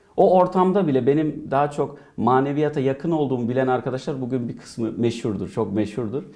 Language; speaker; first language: Turkish; early bilingual, heritage; Turkish